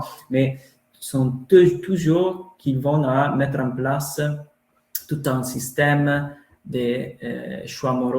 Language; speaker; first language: French; non-native, fluent; Italian